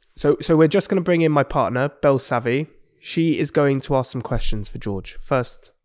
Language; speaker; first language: English; native; English